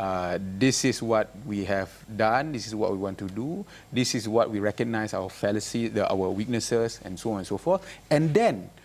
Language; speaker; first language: English; non-native, local second language; Malay